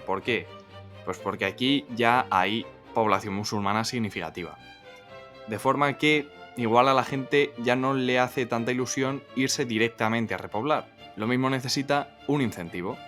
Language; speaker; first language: Spanish; native; Spanish